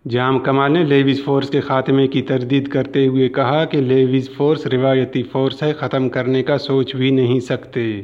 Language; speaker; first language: Urdu; non-native, local second language; Baluchi